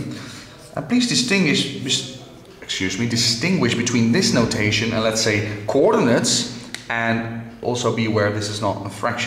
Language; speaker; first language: English; non-native, fluent; Dutch